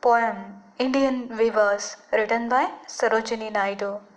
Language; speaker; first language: English; non-native, local second language; Marathi